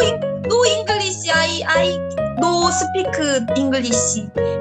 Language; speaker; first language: English; non-native, learner; Korean